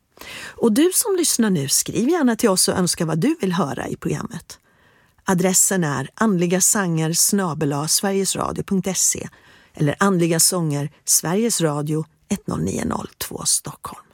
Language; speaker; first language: Swedish; native; Swedish